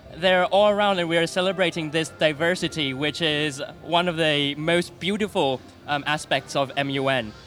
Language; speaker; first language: English; non-native, fluent; Thai